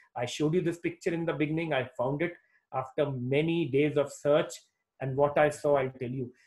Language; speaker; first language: English; non-native, local second language; Hindi